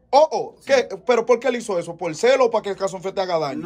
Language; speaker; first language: Spanish; native; Spanish